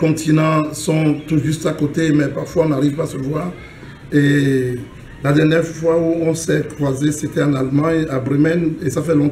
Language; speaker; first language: French; non-native, local second language; Ewe